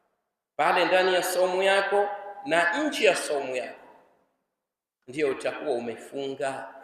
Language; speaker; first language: Swahili; native; Swahili